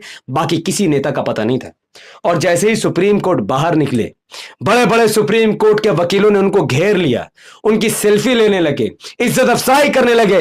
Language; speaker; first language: Hindi; native; Hindi